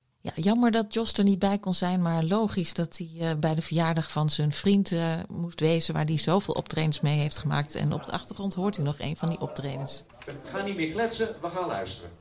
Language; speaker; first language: Dutch; native; Dutch